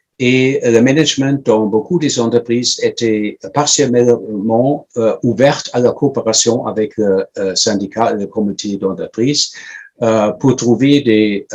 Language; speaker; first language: French; non-native, fluent; German